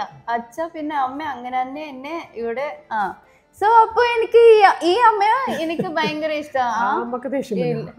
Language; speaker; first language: Malayalam; non-native, learner; Kannada